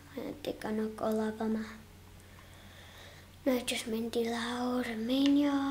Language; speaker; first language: Welsh; non-native, local second language; English